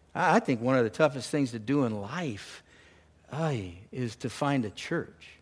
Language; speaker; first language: English; native; English